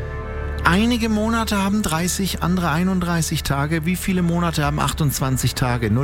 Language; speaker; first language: German; native; German